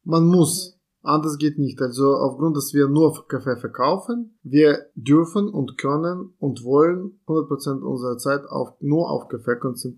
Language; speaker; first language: German; non-native, fluent; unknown